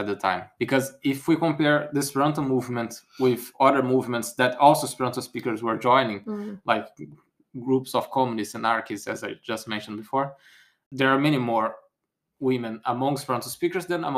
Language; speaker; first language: English; non-native, fluent; Portuguese